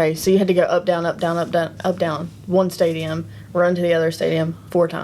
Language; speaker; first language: English; native; English